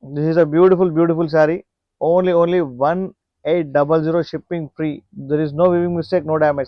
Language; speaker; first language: English; non-native, local second language; Telugu